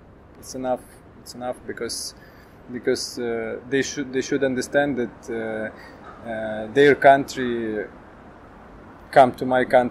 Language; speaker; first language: English; non-native, learner; Ukrainian